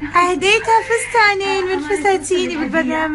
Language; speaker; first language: Arabic; native; Arabic